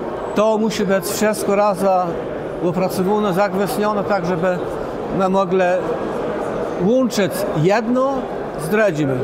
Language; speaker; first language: Polish; non-native, local second language; Kashubian